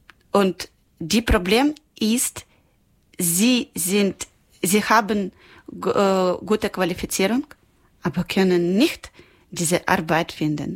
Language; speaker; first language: German; non-native, learner; Ukrainian